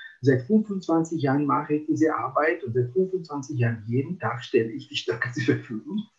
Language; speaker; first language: German; non-native, fluent; Italian